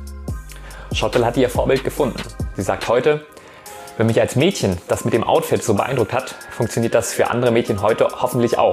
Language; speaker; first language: German; native; German